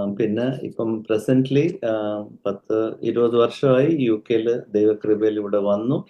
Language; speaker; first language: Malayalam; early bilingual, heritage; Malayalam